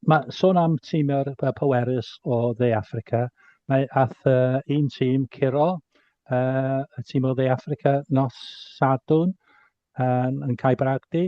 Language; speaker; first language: Welsh; non-native, fluent; English